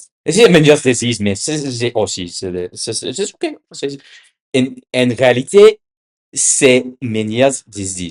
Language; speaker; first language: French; non-native, learner; English